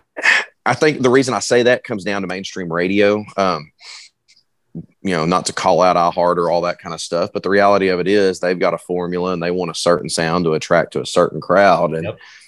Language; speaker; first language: English; native; English